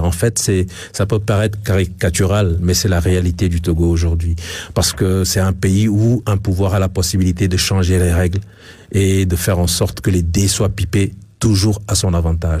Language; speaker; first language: French; non-native, local second language; Ewe